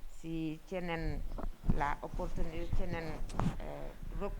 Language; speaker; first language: Spanish; non-native, fluent; Wolof